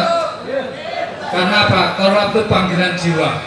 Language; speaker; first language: Indonesian; native; Indonesian